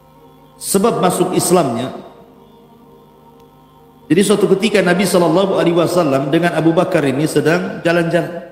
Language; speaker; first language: Indonesian; native; Indonesian